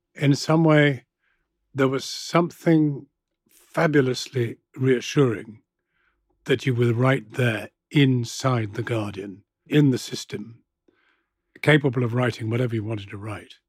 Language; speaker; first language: English; native; English